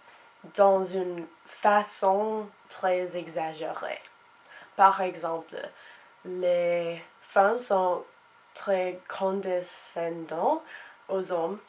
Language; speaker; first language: French; non-native, learner; English